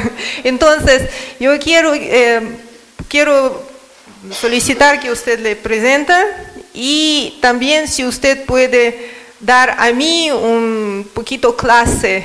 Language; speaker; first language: Spanish; non-native, learner; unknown